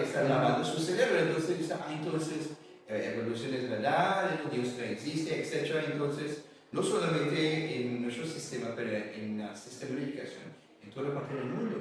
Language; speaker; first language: Spanish; non-native, learner; English